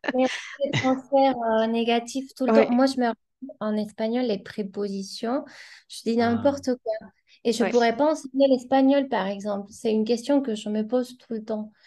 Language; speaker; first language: French; non-native, fluent; Spanish